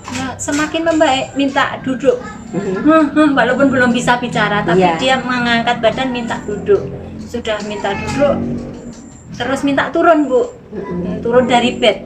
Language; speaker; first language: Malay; non-native, local second language; Javanese